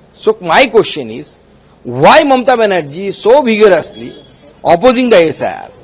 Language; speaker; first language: English; non-native, local second language; Bangla